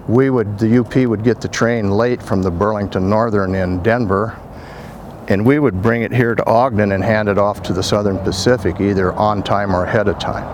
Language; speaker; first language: English; native; English